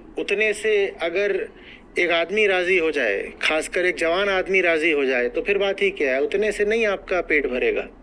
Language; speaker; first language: Hindi; native; Hindi